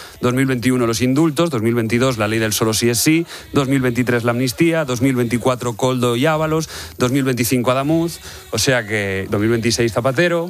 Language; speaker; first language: Spanish; native; Spanish